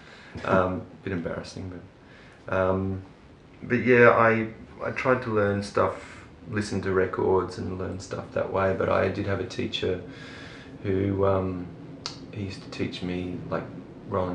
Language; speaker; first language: English; native; English